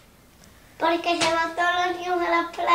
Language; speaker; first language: Spanish; native; Spanish